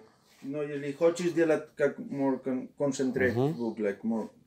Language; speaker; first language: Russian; non-native, learner; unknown